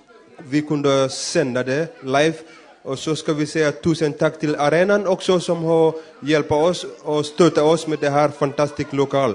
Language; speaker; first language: Swedish; non-native, fluent; Persian